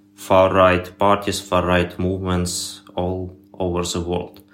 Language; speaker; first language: English; non-native, learner; Ukrainian